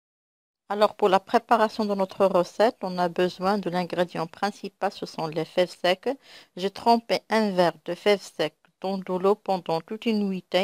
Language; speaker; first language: French; non-native, local second language; Arabic